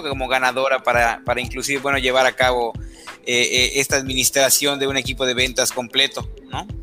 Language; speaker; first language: Spanish; native; Spanish